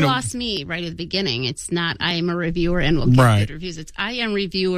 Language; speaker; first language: English; native; English